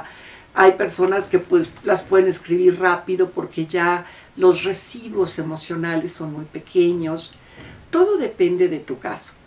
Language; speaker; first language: Spanish; native; Spanish